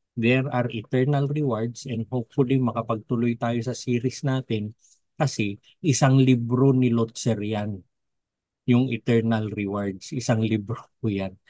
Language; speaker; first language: Filipino; non-native, local second language; Iloko